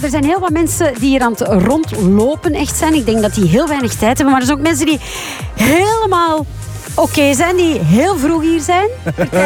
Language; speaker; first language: Dutch; native; Dutch